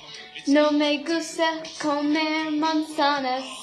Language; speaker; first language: Spanish; non-native, learner; English